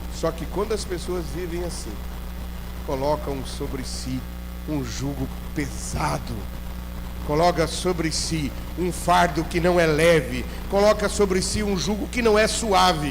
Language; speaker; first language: Portuguese; native; Portuguese